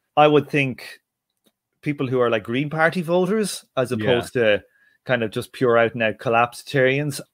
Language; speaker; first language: English; native; English